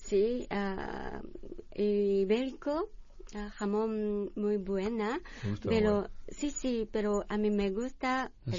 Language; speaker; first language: Spanish; non-native, learner; Japanese